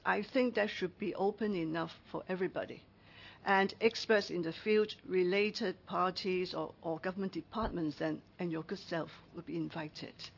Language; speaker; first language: English; non-native, local second language; Cantonese